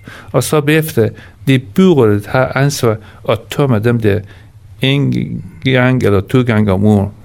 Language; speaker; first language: Danish; non-native, fluent; Persian